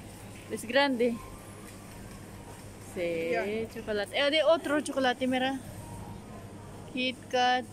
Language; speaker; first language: Spanish; non-native, learner; Filipino